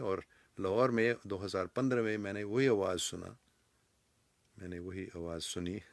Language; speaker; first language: Hindi; non-native, fluent; English